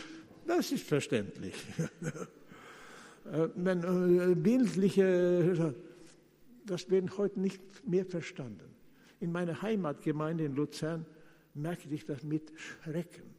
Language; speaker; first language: German; non-native, fluent; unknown